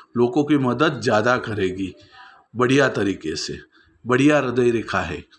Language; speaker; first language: Hindi; non-native, local second language; Gujarati